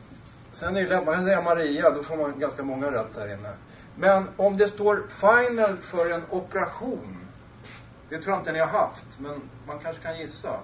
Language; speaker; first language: Swedish; native; Swedish